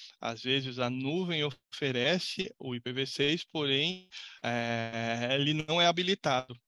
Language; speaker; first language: Portuguese; native; Portuguese